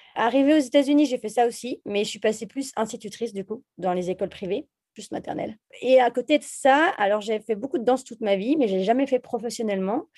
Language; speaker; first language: French; native; French